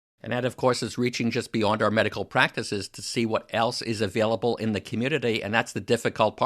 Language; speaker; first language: English; native; English